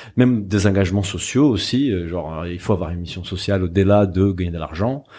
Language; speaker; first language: French; non-native, fluent; Portuguese